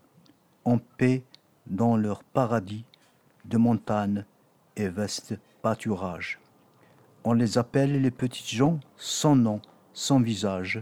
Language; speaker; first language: French; non-native, local second language; Kabyle